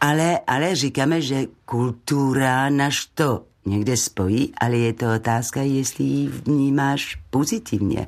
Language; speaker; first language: Czech; non-native, fluent; French